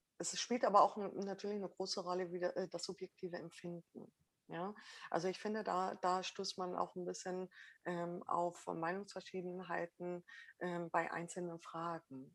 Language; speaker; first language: German; early bilingual, other home language; Arabic